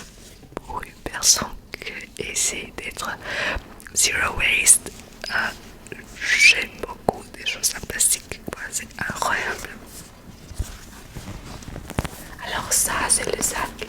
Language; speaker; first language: French; non-native, learner; Spanish